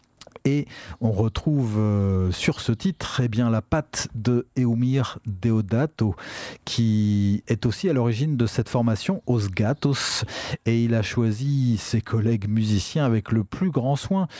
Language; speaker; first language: French; native; French